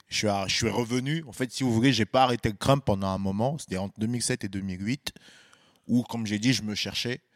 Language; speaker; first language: French; early bilingual, other home language; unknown